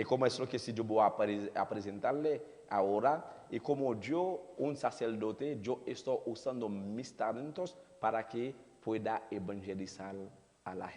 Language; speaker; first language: Spanish; non-native, learner; Haitian Creole